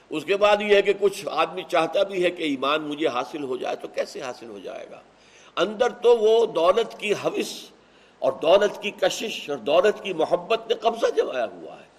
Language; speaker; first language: Urdu; native; Urdu